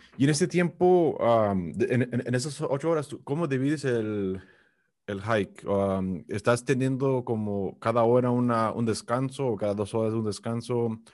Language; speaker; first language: Spanish; early bilingual, heritage; Spanish